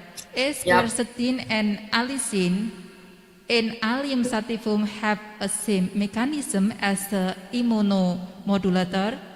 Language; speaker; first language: English; non-native, learner; Indonesian